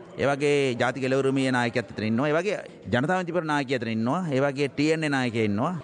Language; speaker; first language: Sinhala; non-native, local second language; Tamil